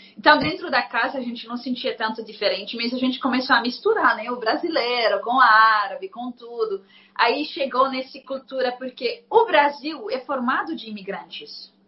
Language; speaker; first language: Portuguese; non-native, fluent; Arabic